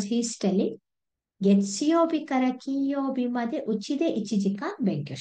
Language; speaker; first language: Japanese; non-native, fluent; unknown